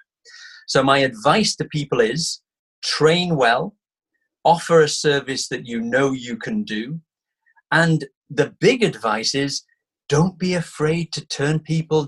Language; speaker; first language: English; native; English